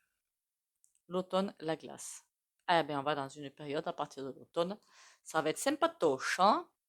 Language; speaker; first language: French; native; French